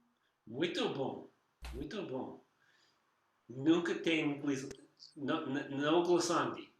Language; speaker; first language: Portuguese; non-native, learner; English